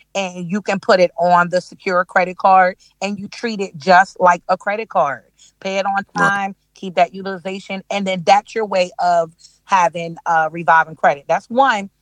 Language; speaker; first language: English; native; English